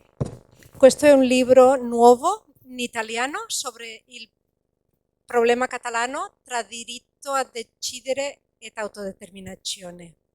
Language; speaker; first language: Italian; non-native, fluent; Catalan